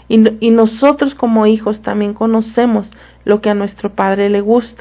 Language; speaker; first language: Spanish; native; Spanish